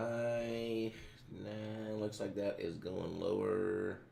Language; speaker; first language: English; native; English